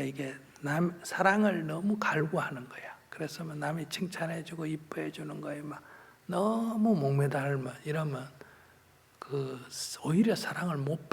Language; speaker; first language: Korean; native; Korean